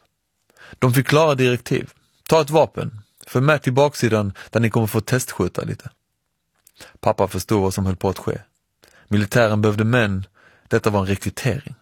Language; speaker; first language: Swedish; early bilingual, other home language; Persian